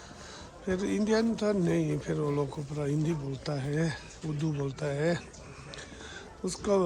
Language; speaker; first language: Hindi; non-native, local second language; Tibetan